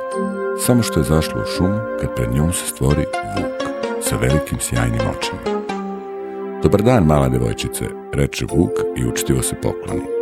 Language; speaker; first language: Serbian; native; Serbian